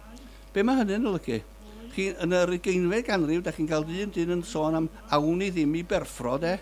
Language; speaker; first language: Welsh; native; Welsh